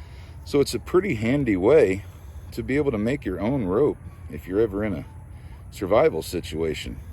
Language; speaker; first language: English; native; English